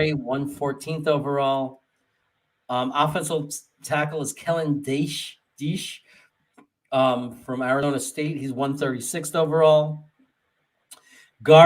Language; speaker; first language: English; native; English